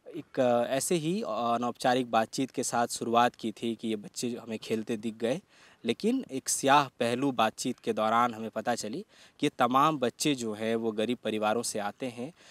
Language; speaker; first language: Hindi; native; Hindi